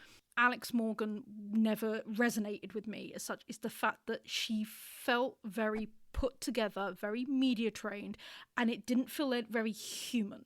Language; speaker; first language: English; native; English